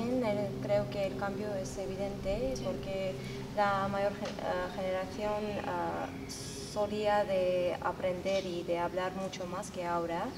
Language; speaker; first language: Spanish; non-native, fluent; Armenian